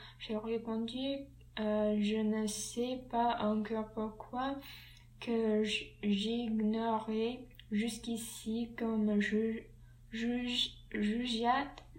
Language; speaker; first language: French; non-native, learner; English